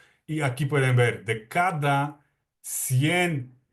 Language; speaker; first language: Spanish; non-native, fluent; Polish